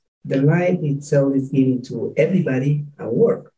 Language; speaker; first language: English; non-native, fluent; Spanish